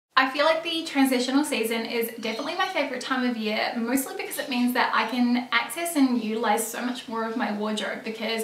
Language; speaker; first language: English; native; English